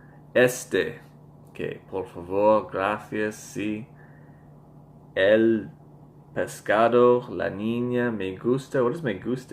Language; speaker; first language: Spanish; non-native, learner; English